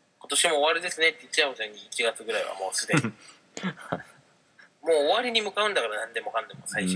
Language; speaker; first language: Japanese; native; Japanese